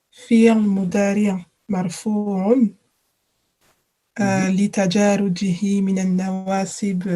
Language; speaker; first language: Arabic; non-native, learner; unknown